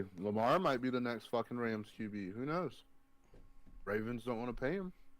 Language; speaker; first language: English; native; English